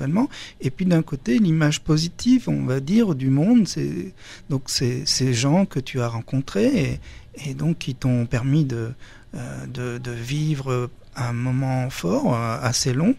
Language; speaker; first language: French; native; French